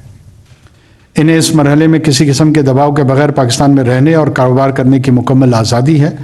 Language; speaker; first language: Urdu; non-native, local second language; Pashto